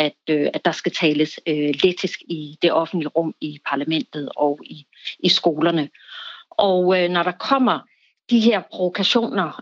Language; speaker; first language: Danish; native; Danish